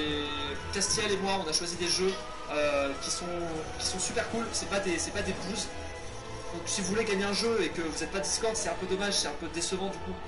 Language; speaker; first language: French; native; French